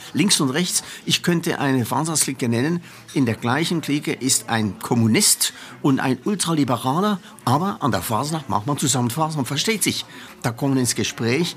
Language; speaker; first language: German; native; German